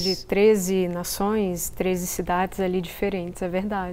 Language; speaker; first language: Portuguese; native; Portuguese